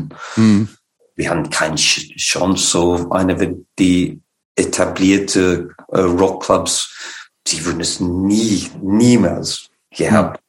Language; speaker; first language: German; non-native, fluent; English